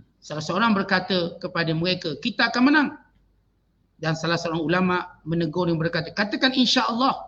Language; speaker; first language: Malay; native; Malay